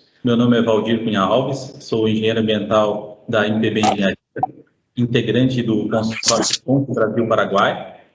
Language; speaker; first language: Portuguese; native; Portuguese